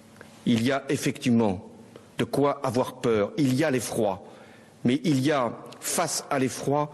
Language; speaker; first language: French; native; French